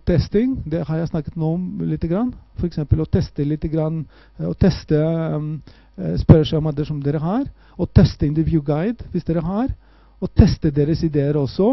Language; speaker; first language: Norwegian; non-native, fluent; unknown